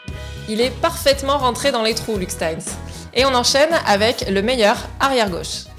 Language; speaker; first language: French; native; French